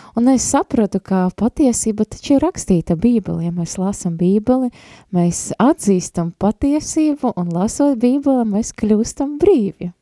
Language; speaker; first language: Latvian; non-native, local second language; Russian